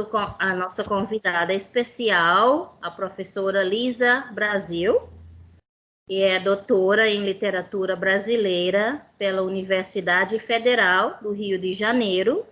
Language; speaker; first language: Portuguese; non-native, fluent; English